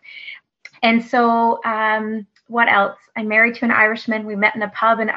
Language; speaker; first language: English; native; English